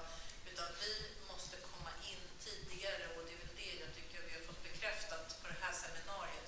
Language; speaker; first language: Swedish; native; Swedish